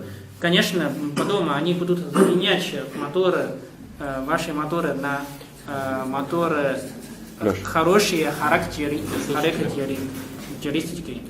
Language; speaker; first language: Russian; non-native, learner; Chinese